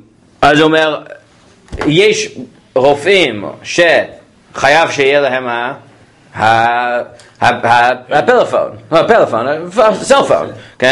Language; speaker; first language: Hebrew; non-native, fluent; English